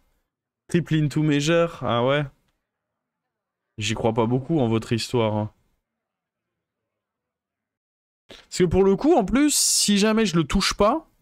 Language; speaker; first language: French; native; French